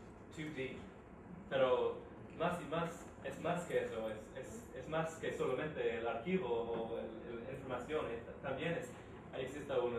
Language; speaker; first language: Spanish; non-native, learner; English